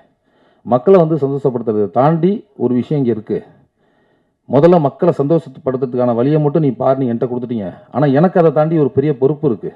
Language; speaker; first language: Tamil; native; Tamil